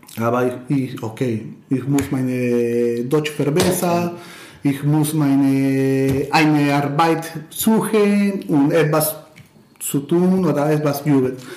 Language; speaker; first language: German; non-native, learner; Spanish